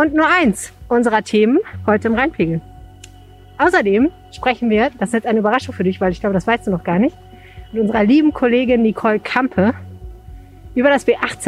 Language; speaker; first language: German; native; German